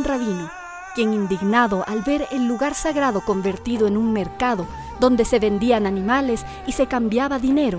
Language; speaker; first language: Spanish; native; Spanish